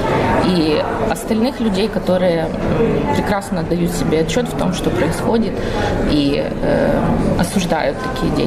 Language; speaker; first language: Russian; native; Russian